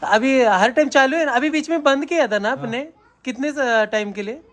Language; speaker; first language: Hindi; non-native, local second language; Marathi